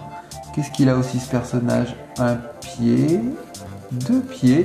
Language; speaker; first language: French; native; French